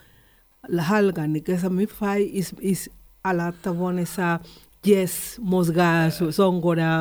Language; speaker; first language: Hungarian; non-native, learner; Spanish